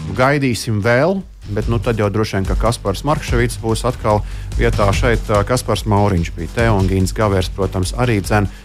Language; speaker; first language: Latvian; native; Latvian